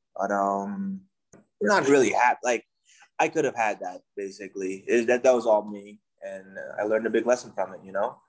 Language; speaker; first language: English; non-native, fluent; Dutch